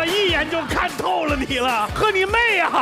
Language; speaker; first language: Chinese; native; Chinese